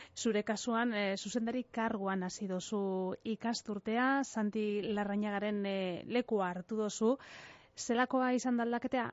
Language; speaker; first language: Basque; native; Basque